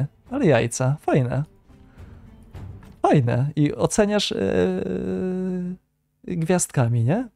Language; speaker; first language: Polish; native; Polish